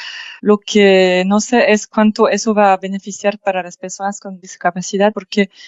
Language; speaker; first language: Spanish; non-native, fluent; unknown